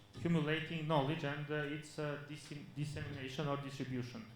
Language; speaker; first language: English; non-native, fluent; Albanian